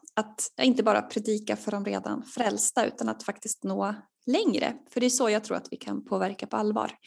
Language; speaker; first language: Swedish; native; Swedish